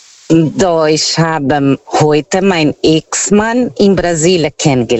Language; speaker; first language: German; non-native, fluent; Portuguese